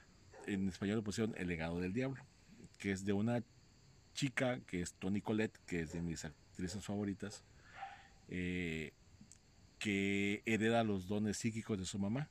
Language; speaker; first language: Spanish; native; Spanish